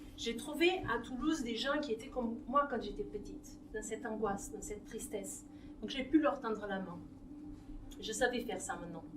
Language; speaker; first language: French; non-native, fluent; Portuguese